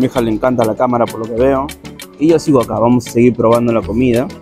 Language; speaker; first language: Spanish; native; Spanish